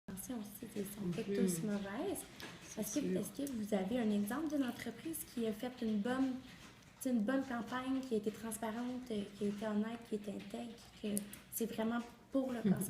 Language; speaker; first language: French; native; French